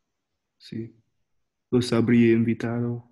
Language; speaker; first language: Spanish; non-native, learner; English